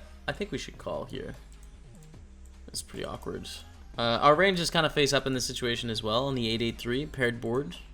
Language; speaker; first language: English; native; English